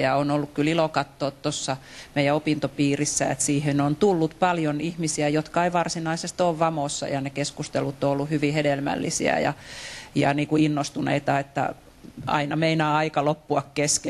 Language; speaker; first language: Finnish; native; Finnish